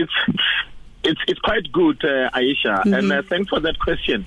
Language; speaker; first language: English; non-native, local second language; Northern Sotho